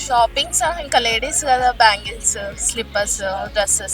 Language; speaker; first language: Telugu; native; Telugu